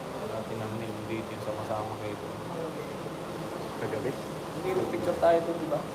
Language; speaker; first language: Filipino; native; Filipino